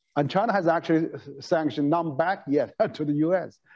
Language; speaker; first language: English; non-native, fluent; Chinese